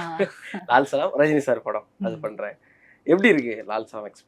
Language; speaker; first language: Tamil; native; Tamil